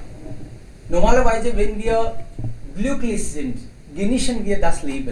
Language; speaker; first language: German; non-native, fluent; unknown